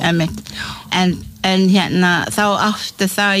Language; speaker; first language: Icelandic; non-native, learner; Malay